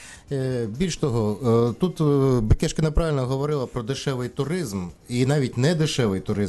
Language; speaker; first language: Ukrainian; native; Ukrainian